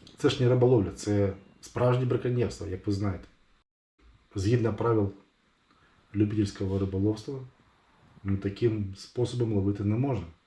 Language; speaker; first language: Ukrainian; non-native, local second language; Russian